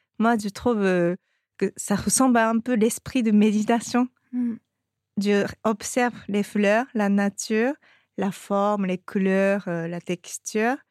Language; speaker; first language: French; non-native, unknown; Japanese